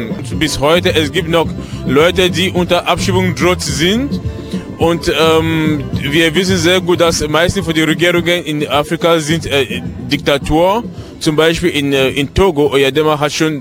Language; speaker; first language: German; non-native, learner; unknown